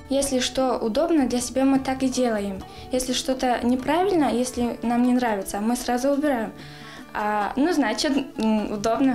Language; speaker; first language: Russian; non-native, learner; Persian